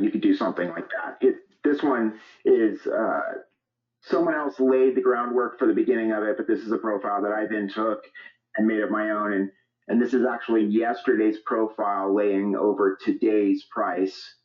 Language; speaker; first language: English; native; English